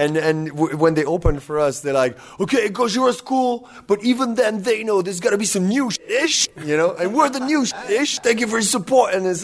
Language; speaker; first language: English; non-native, fluent; French